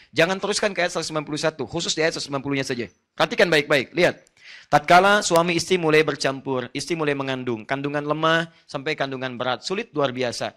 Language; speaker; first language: Indonesian; non-native, fluent; Arabic